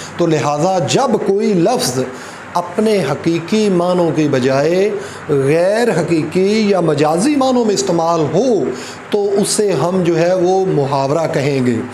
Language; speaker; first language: Urdu; non-native, local second language; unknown